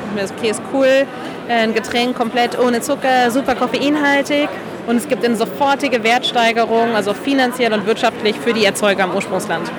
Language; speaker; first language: German; non-native, fluent; Catalan